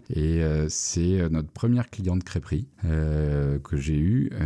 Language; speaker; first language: French; native; French